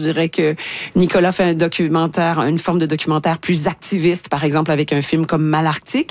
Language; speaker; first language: French; native; French